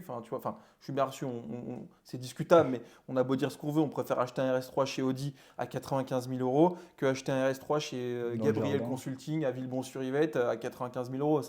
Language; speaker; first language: French; native; French